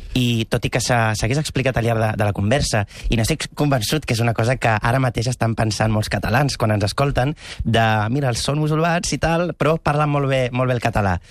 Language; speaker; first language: Catalan; early bilingual, other home language; Arabic